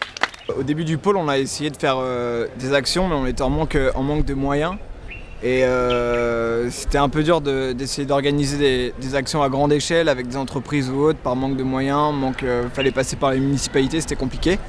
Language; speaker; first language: French; native; French